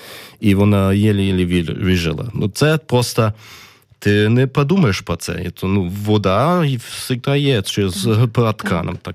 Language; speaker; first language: Ukrainian; non-native, learner; German